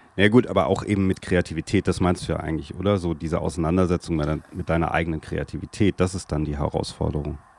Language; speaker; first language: German; native; German